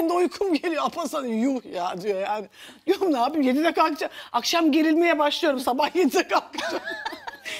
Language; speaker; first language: Turkish; native; Turkish